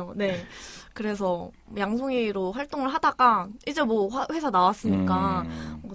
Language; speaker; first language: Korean; early bilingual, other home language; Chinese